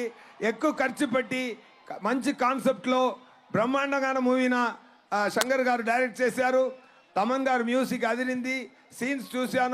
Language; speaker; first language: Telugu; non-native, local second language; Tamil